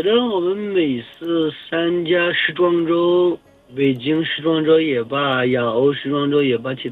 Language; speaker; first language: Chinese; native; Chinese